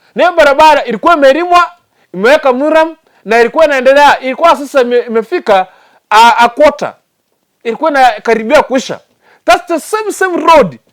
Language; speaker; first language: Swahili; non-native, local second language; Gusii